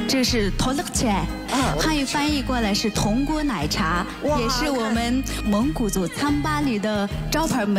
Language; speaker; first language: Chinese; non-native, local second language; Mongolian